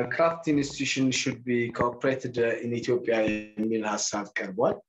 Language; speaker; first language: English; non-native, local second language; Amharic